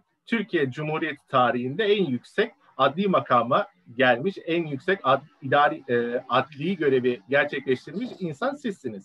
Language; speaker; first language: Turkish; native; Turkish